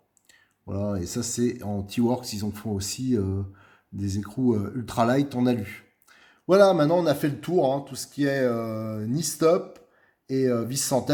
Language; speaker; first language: French; native; French